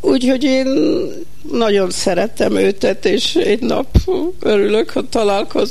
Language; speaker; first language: Hungarian; early bilingual, heritage; Hungarian